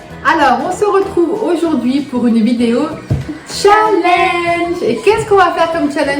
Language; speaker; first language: French; native; French